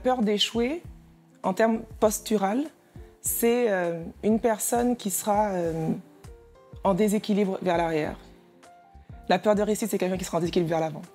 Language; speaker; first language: French; native; French